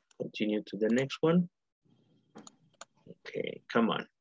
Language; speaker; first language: English; non-native, fluent; Spanish